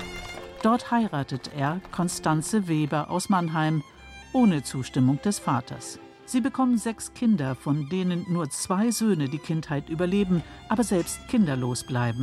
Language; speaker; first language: German; native; German